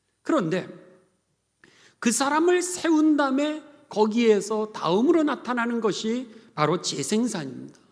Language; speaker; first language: Korean; native; Korean